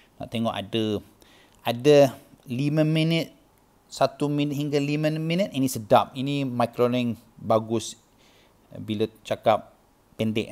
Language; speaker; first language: Malay; non-native, learner; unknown